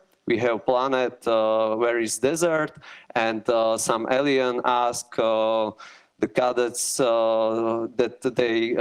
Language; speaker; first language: English; non-native, learner; Slovak